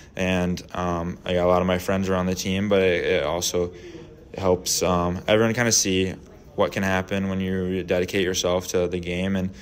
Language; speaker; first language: English; native; English